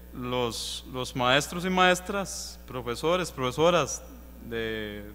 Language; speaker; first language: Spanish; native; Spanish